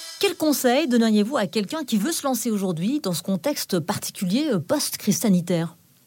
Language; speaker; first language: French; native; French